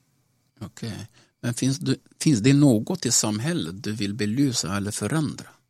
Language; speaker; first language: Swedish; non-native, fluent; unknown